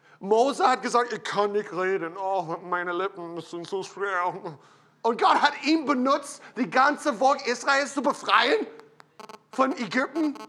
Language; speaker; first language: German; non-native, learner; English